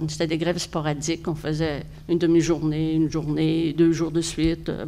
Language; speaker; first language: French; native; French